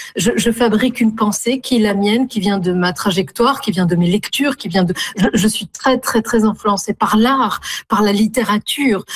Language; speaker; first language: French; non-native, local second language; Arabic